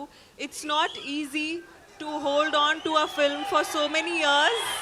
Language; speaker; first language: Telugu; non-native, learner; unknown